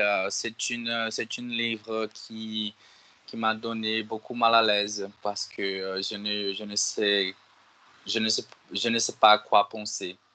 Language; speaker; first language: French; non-native, learner; Portuguese